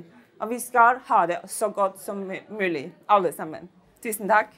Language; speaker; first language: Norwegian; non-native, fluent; Chinese